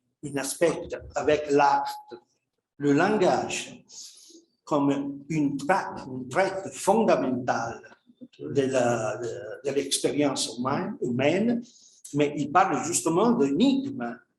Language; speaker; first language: French; non-native, fluent; Italian